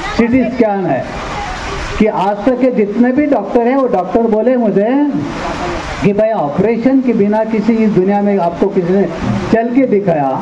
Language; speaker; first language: Hindi; non-native, local second language; Marathi